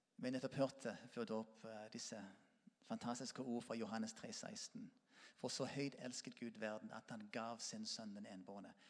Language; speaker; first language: Norwegian; non-native, fluent; English